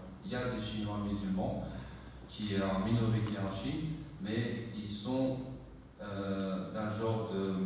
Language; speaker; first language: French; non-native, fluent; Uyghur